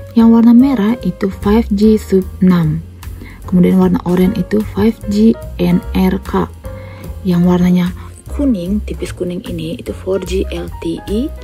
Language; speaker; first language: Indonesian; native; Indonesian